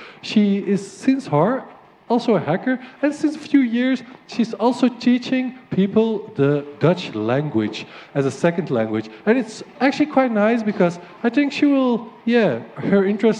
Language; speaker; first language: English; non-native, fluent; Dutch